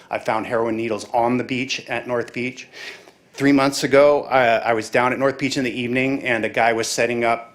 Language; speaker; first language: English; native; English